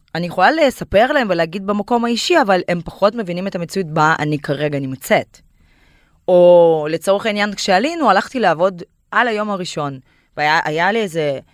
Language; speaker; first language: Hebrew; non-native, fluent; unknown